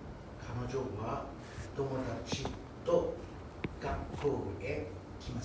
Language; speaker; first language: Japanese; non-native, learner; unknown